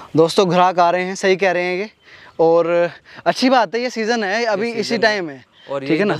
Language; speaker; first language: Hindi; native; Hindi